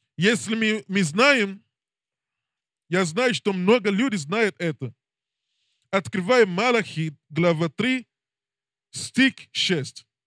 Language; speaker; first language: Russian; non-native, learner; English